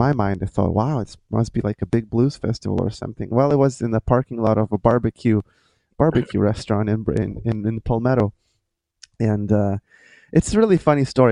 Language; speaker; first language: English; non-native, fluent; Lithuanian